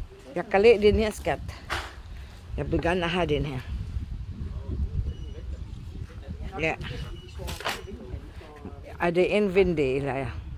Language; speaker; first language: Danish; non-native, learner; Filipino